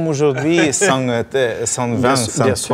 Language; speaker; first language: French; non-native, learner; Russian